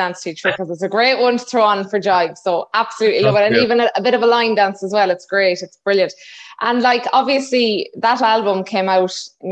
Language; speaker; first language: English; native; English